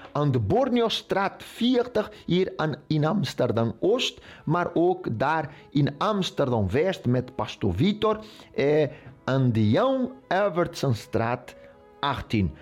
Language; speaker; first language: Dutch; non-native, fluent; Portuguese